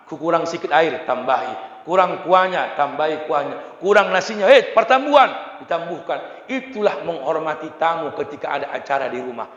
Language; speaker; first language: Malay; non-native, local second language; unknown